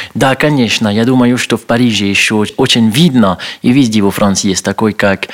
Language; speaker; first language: Russian; non-native, learner; French